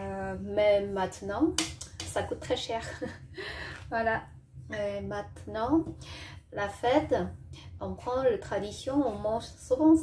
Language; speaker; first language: French; non-native, learner; Vietnamese